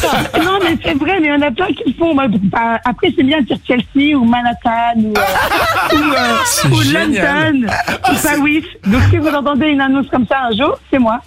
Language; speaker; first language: French; native; French